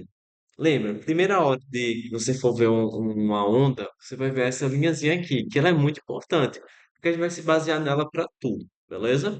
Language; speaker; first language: Portuguese; native; Portuguese